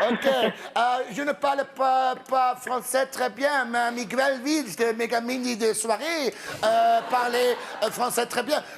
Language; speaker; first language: French; non-native, learner; Dutch